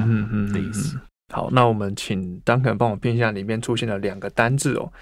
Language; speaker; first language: Chinese; native; Chinese